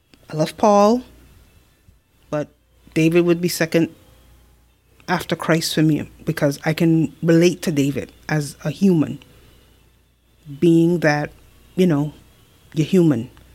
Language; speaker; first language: English; native; English